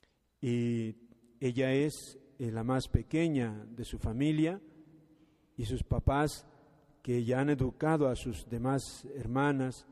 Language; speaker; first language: Spanish; native; Spanish